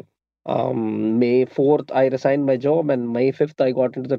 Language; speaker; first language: English; non-native, local second language; Malayalam